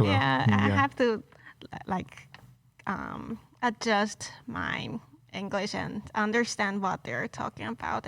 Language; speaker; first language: English; non-native, local second language; Chinese